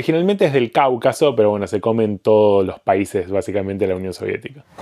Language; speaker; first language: Spanish; native; Spanish